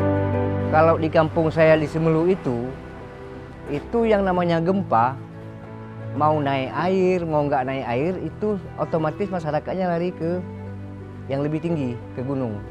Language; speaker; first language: Indonesian; non-native, local second language; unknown